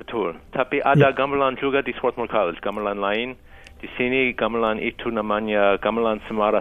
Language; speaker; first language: Indonesian; non-native, fluent; English